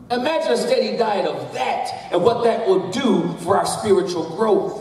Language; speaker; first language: English; native; English